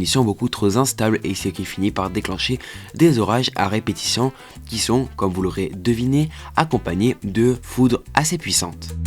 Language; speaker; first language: French; native; French